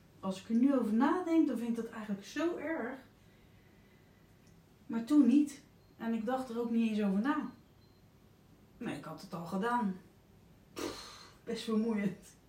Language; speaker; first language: Dutch; native; Dutch